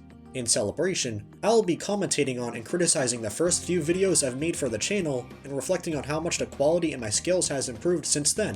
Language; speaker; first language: English; native; English